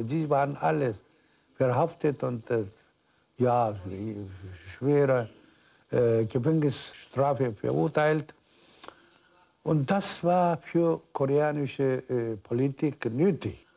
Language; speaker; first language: German; non-native, fluent; Korean